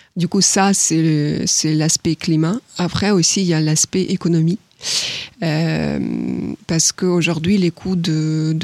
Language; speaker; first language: French; non-native, fluent; Ukrainian